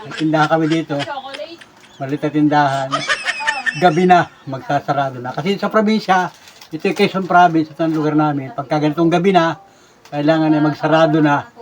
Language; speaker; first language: Filipino; native; Filipino